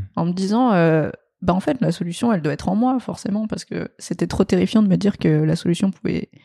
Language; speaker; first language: French; native; French